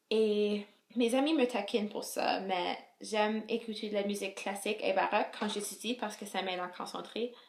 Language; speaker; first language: French; non-native, local second language; English